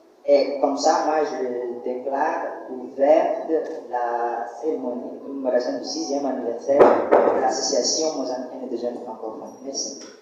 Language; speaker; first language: French; non-native, fluent; Portuguese